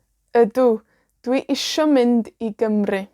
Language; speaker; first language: Welsh; non-native, fluent; Spanish